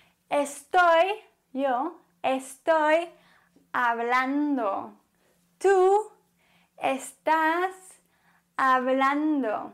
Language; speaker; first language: Spanish; non-native, fluent; German